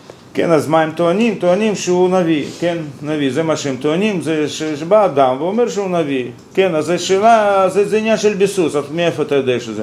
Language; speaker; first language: Hebrew; non-native, fluent; Russian